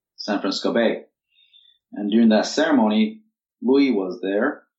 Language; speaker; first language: English; non-native, fluent; Turkish